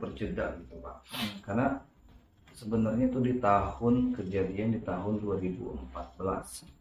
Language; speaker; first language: Indonesian; native; Indonesian